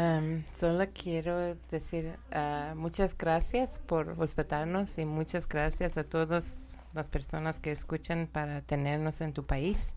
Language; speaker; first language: Spanish; non-native, learner; Persian